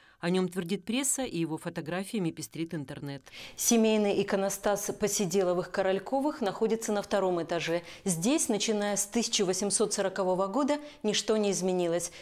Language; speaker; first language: Russian; native; Russian